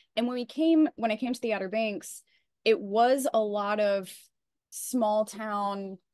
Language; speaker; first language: English; native; English